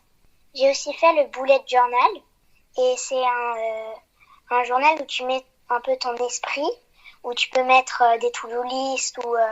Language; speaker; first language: French; early bilingual, heritage; French